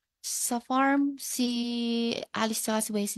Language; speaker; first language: Filipino; non-native, learner; Chinese